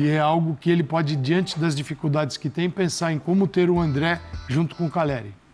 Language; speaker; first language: Portuguese; native; Portuguese